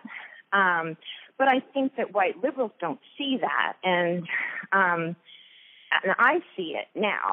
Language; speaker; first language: English; native; English